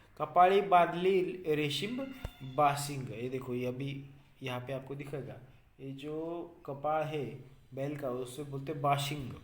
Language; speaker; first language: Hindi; non-native, local second language; Marathi